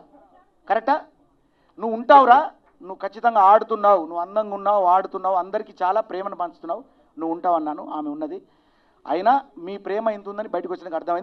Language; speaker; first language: Telugu; native; Telugu